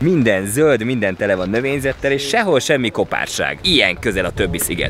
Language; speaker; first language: Hungarian; native; Hungarian